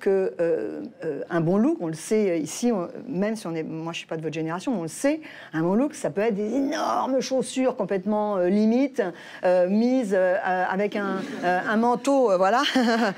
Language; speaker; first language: French; native; French